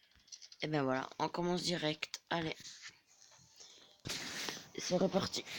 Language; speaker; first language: French; native; French